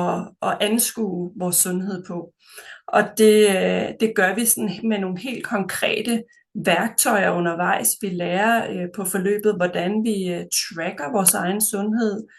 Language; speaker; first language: Danish; native; Danish